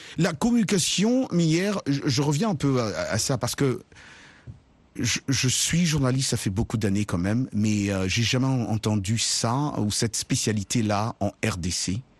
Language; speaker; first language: French; non-native, local second language; Luba-Lulua